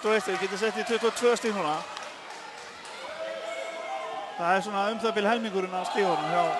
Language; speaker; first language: Icelandic; native; Icelandic